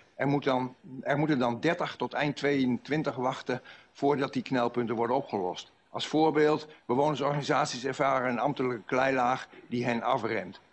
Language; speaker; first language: Dutch; native; Dutch